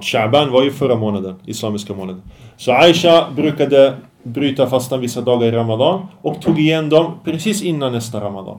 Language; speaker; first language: Swedish; early bilingual, other home language; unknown